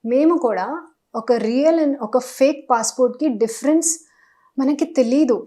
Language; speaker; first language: Telugu; non-native, learner; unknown